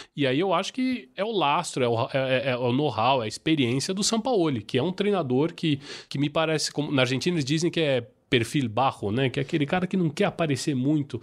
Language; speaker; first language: Portuguese; native; Portuguese